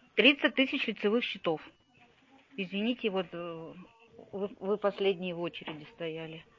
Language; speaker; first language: Russian; native; Russian